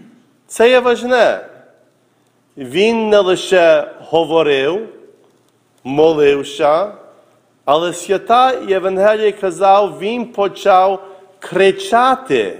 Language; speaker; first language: Ukrainian; early bilingual, heritage; Ukrainian